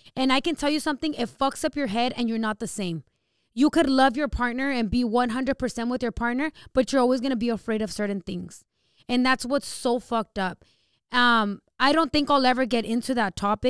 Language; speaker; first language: English; early bilingual, other home language; Spanish